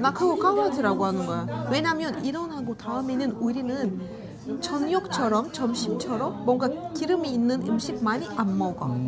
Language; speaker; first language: Korean; non-native, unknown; Turkish